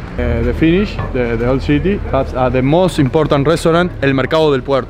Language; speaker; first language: English; non-native, learner; Spanish